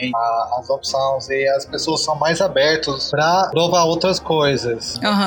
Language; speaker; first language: Portuguese; non-native, fluent; English